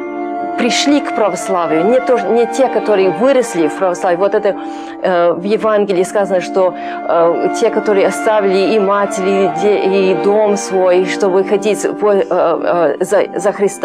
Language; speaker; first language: Russian; non-native, fluent; English